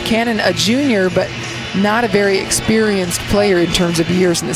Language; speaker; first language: English; native; English